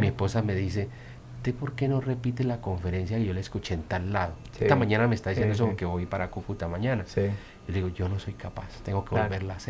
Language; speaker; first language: Spanish; native; Spanish